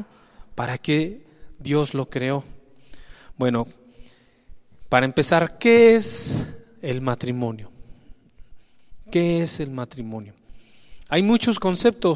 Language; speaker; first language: Spanish; native; Spanish